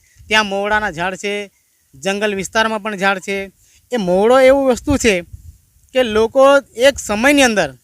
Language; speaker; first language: Gujarati; non-native, local second language; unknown